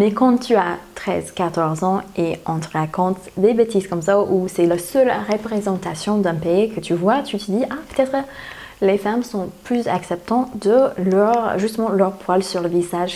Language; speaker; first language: French; non-native, fluent; English